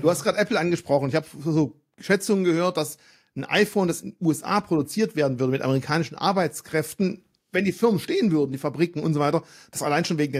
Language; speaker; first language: German; native; German